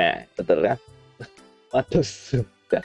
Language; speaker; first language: Korean; non-native, learner; Indonesian